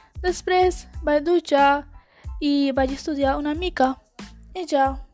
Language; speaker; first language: Catalan; non-native, learner; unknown